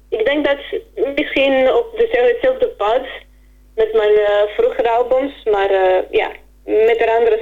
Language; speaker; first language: Dutch; non-native, fluent; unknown